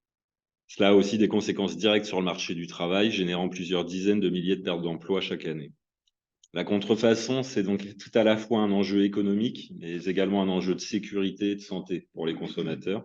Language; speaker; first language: French; native; French